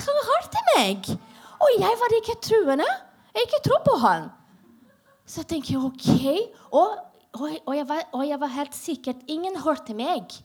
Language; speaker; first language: Norwegian; non-native, learner; Portuguese